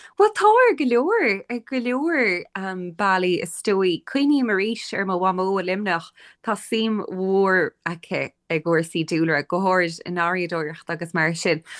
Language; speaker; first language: Irish; non-native, local second language; English